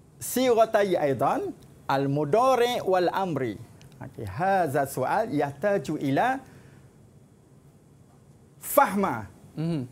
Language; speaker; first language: Arabic; non-native, fluent; Malay